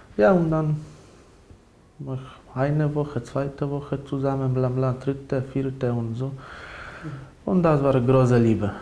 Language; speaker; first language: German; non-native, learner; Polish